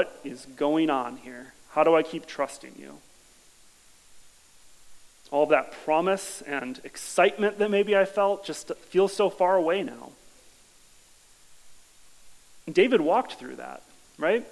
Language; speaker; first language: English; native; English